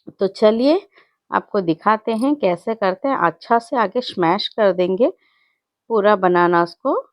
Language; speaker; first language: Hindi; non-native, local second language; Telugu